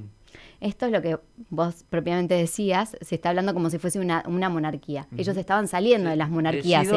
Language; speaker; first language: Spanish; native; Spanish